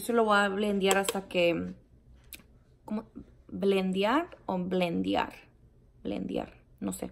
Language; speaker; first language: Spanish; early bilingual, heritage; Spanish